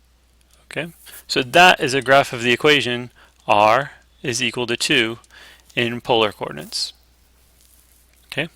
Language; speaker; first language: English; native; English